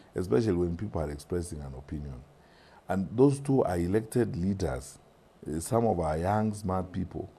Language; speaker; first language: English; non-native, local second language; Gusii